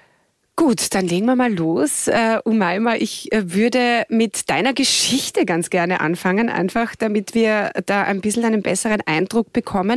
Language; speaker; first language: German; native; German